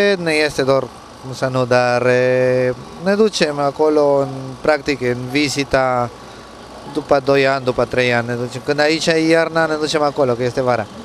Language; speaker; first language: Romanian; non-native, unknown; Spanish